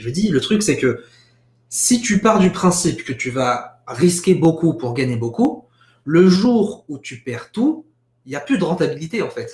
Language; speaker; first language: French; native; French